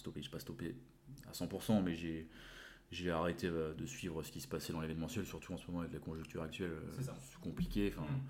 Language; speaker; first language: French; native; French